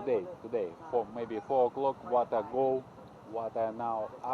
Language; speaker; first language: English; non-native, learner; Thai